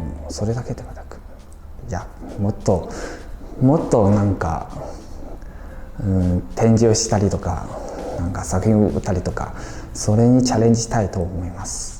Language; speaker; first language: Japanese; non-native, fluent; Chinese